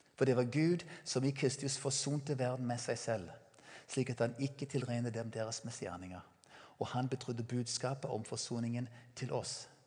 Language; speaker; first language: Norwegian; non-native, fluent; English